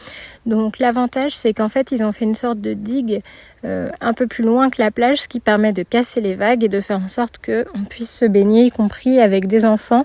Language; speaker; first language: French; native; French